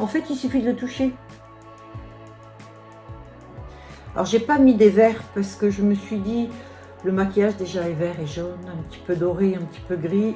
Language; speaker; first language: French; native; French